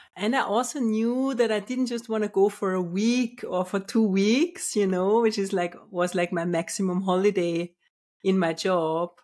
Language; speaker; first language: English; non-native, fluent; German